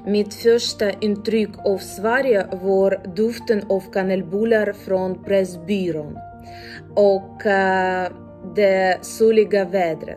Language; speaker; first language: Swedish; non-native, learner; Ukrainian